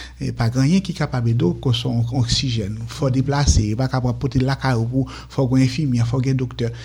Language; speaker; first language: French; non-native, local second language; Haitian Creole